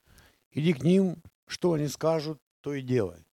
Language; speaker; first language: Czech; non-native, learner; Russian